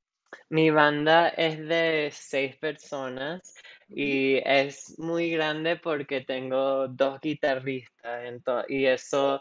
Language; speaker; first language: Spanish; non-native, local second language; English